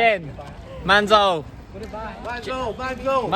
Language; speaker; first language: Chinese; non-native, learner; English